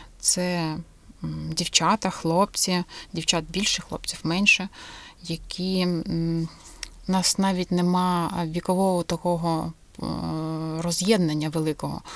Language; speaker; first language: Ukrainian; non-native, local second language; Russian